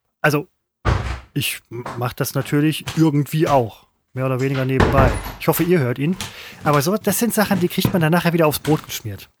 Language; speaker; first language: German; native; German